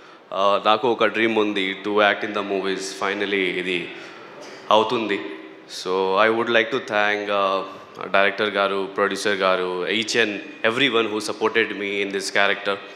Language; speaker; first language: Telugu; non-native, learner; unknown